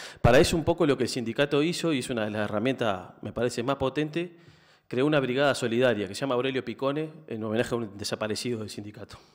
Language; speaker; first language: Spanish; native; Spanish